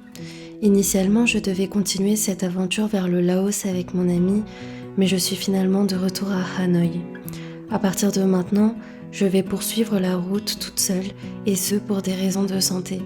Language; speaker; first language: French; native; French